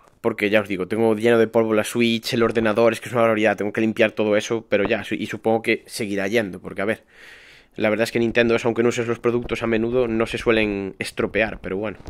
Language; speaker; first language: Spanish; native; Spanish